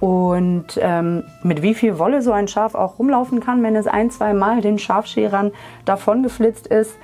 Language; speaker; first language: German; native; German